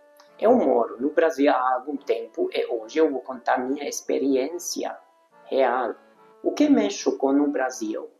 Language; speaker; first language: Portuguese; non-native, fluent; Hungarian